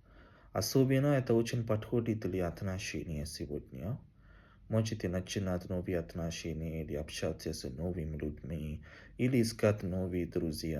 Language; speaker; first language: Russian; non-native, learner; Tamil